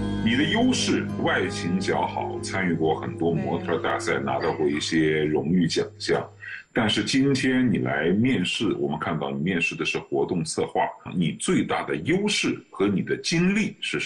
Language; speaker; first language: Chinese; native; Chinese